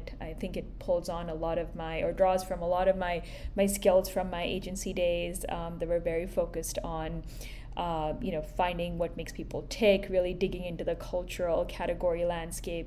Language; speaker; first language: English; non-native, local second language; Hindi